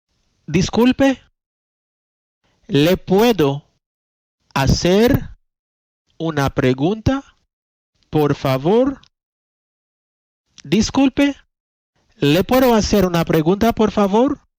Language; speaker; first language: Spanish; non-native, fluent; Haitian Creole